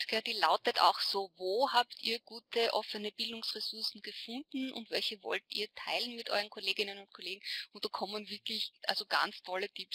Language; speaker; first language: German; native; German